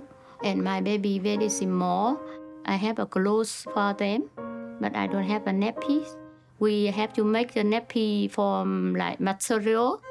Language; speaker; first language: English; non-native, learner; Vietnamese